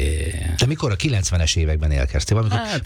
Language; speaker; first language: Hungarian; native; Hungarian